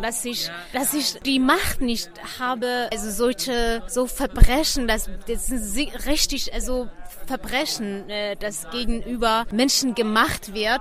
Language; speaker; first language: German; non-native, fluent; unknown